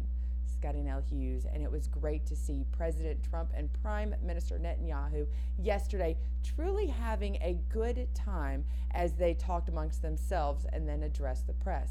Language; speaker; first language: English; native; English